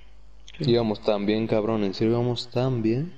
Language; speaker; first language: Spanish; native; Spanish